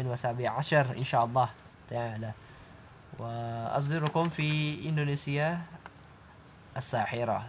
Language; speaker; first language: Arabic; non-native, fluent; Indonesian